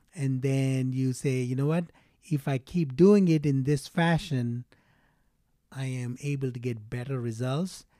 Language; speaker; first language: English; non-native, local second language; Telugu